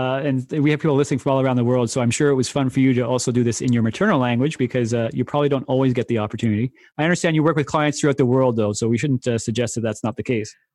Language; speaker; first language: English; native; English